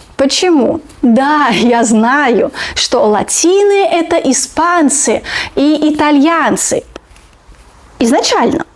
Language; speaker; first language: Russian; native; Russian